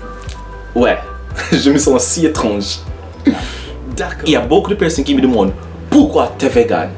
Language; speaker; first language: French; non-native, learner; English